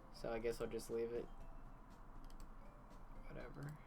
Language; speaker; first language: English; native; English